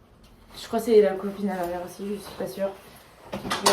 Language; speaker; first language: French; native; French